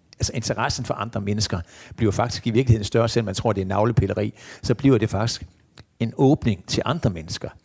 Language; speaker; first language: Danish; native; Danish